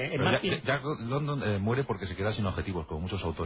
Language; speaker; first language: Spanish; native; Spanish